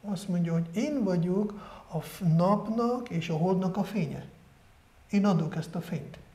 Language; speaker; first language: Hungarian; non-native, fluent; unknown